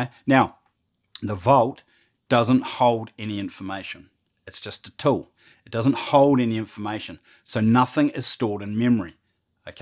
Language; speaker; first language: English; native; English